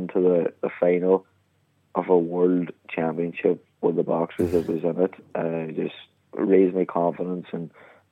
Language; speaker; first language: English; native; English